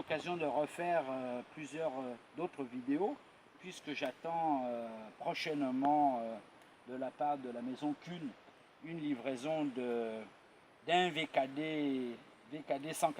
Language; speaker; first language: French; native; French